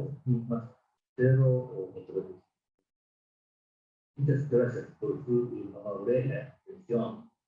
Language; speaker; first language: Spanish; non-native, fluent; Japanese